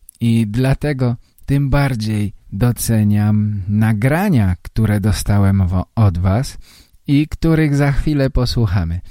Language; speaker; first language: Polish; native; Polish